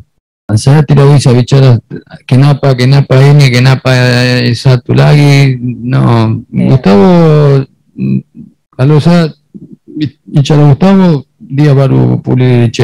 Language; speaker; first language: Indonesian; non-native, fluent; Spanish